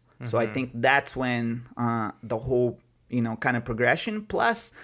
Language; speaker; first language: English; non-native, fluent; Portuguese